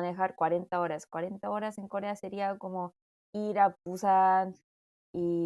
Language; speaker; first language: Spanish; non-native, fluent; Korean